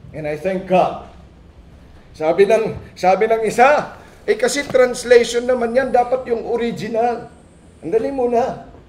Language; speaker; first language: Filipino; non-native, local second language; Iloko